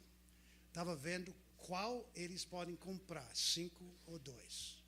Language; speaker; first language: Portuguese; non-native, fluent; English